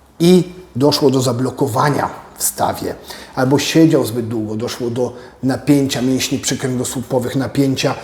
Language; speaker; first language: Polish; native; Polish